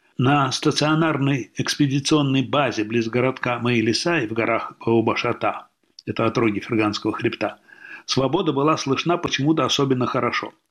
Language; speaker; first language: Russian; native; Russian